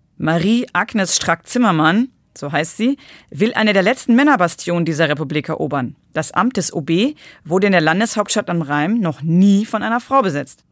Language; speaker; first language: German; native; German